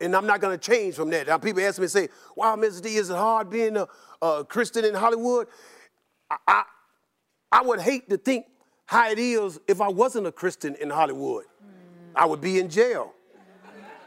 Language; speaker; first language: English; native; English